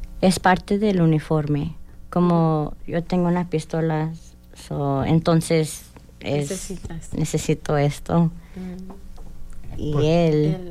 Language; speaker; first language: Spanish; early bilingual, heritage; Spanish